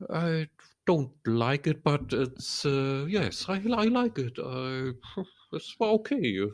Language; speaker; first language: English; non-native, learner; German